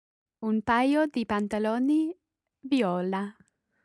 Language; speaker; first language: Italian; non-native, learner; English